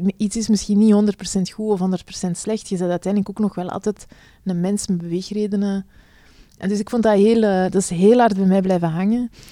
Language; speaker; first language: Dutch; native; Dutch